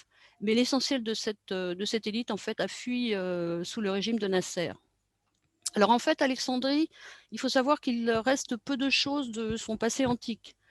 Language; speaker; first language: French; native; French